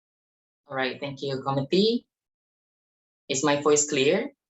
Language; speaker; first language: English; non-native, fluent; Indonesian